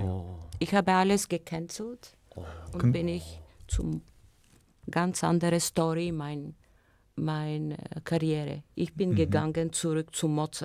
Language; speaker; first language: German; non-native, learner; Bulgarian